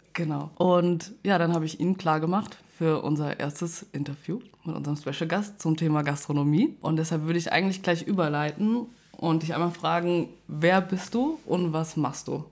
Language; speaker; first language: German; native; German